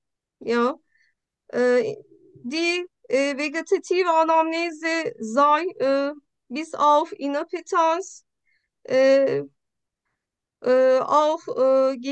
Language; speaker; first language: German; non-native, learner; Turkish